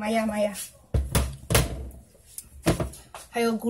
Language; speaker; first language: Chinese; non-native, fluent; Indonesian